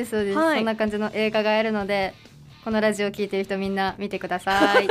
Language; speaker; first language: Japanese; native; Japanese